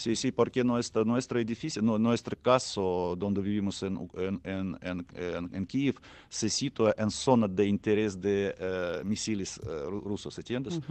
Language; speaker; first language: Spanish; non-native, learner; Ukrainian